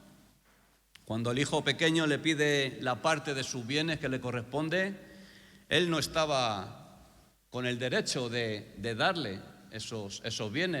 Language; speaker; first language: Spanish; native; Spanish